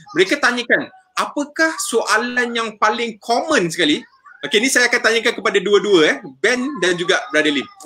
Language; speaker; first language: Malay; native; Malay